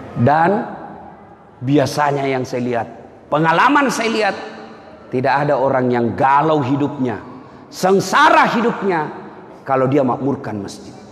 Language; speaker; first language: Indonesian; non-native, local second language; Buginese